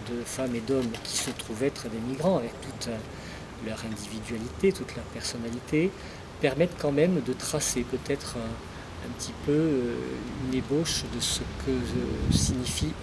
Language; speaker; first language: French; native; French